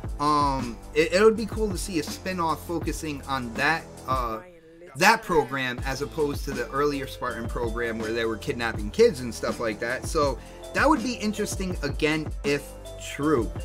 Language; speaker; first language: English; native; English